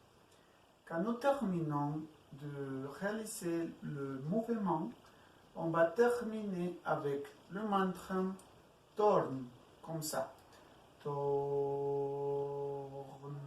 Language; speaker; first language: French; non-native, learner; Spanish